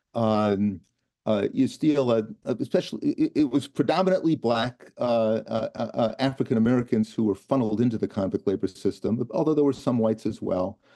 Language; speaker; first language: English; native; English